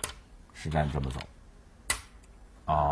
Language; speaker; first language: Chinese; native; Chinese